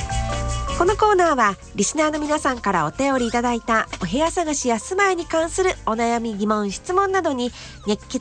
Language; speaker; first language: Japanese; native; Japanese